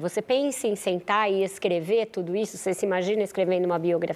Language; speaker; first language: Portuguese; native; Portuguese